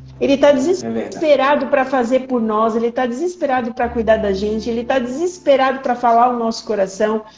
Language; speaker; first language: Portuguese; native; Portuguese